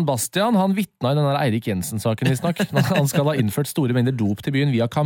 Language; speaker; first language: Norwegian; native; Norwegian